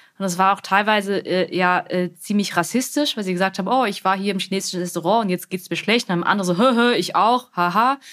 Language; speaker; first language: German; early bilingual, other home language; Vietnamese